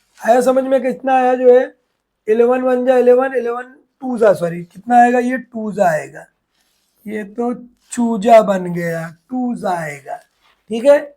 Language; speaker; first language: Hindi; non-native, local second language; Urdu